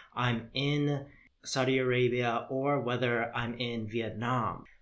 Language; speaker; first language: English; native; English